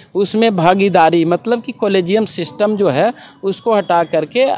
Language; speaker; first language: Hindi; native; Hindi